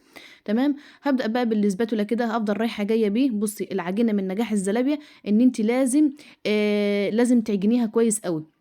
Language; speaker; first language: Arabic; native; Arabic